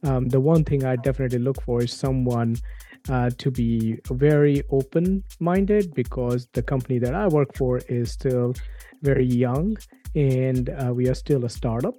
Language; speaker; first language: English; non-native, local second language; Gujarati